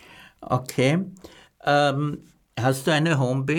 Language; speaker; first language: German; native; German